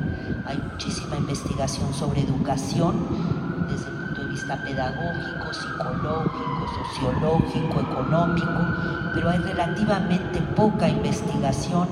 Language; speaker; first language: Spanish; native; Spanish